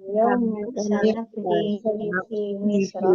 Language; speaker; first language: Arabic; non-native, learner; Indonesian